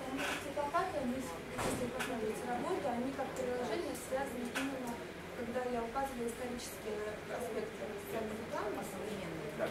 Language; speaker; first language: Russian; native; Russian